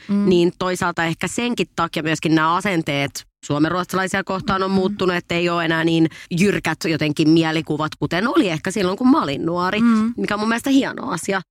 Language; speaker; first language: Finnish; non-native, local second language; Swedish